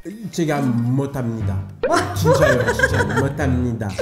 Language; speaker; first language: Korean; non-native, learner; French